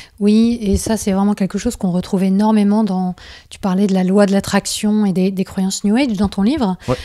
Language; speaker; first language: French; native; French